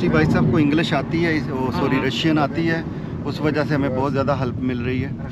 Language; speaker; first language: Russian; non-native, learner; Urdu